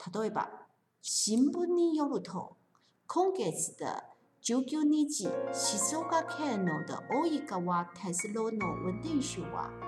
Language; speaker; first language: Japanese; non-native, learner; Chinese